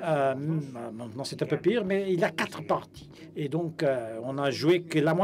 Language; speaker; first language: French; non-native, fluent; Spanish